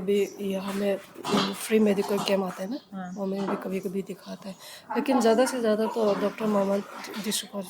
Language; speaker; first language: Hindi; non-native, local second language; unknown